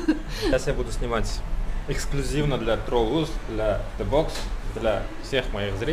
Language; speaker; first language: Russian; non-native, local second language; Uzbek